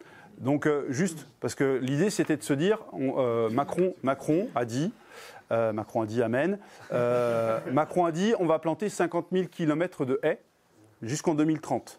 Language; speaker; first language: French; native; French